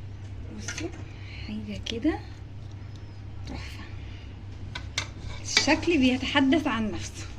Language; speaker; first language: Arabic; native; Arabic